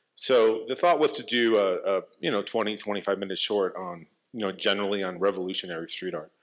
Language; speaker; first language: English; native; English